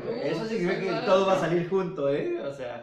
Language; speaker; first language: Spanish; native; Spanish